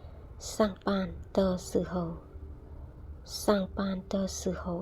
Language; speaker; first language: Chinese; non-native, fluent; Khmer